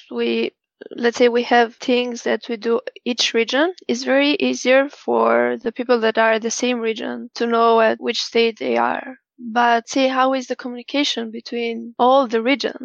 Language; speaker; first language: English; non-native, fluent; Albanian